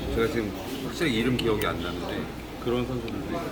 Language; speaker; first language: Korean; native; Korean